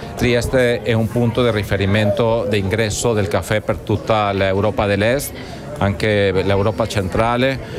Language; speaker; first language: Italian; non-native, fluent; Spanish